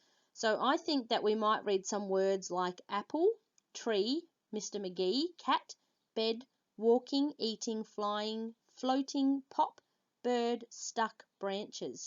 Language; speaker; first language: English; native; English